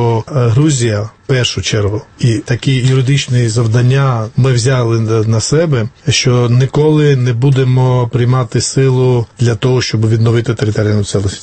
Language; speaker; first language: Ukrainian; non-native, fluent; Georgian